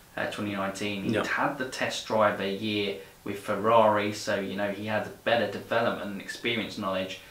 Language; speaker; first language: English; native; English